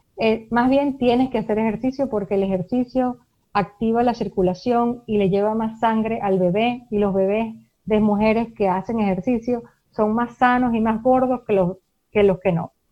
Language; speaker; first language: Spanish; native; Spanish